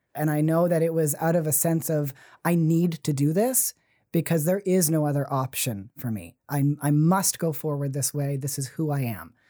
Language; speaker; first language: English; native; English